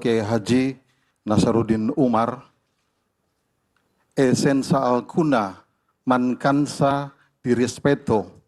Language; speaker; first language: Italian; non-native, learner; Indonesian